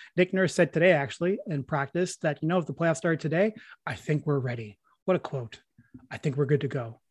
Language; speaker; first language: English; native; English